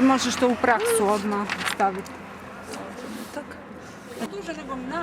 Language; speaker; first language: Croatian; native; Croatian